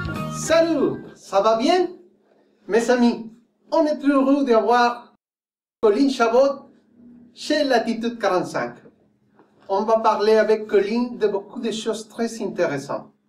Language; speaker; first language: French; non-native, fluent; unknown